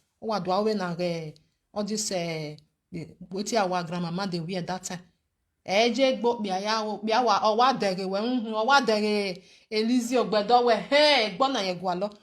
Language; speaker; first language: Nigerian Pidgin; non-native, local second language; Bini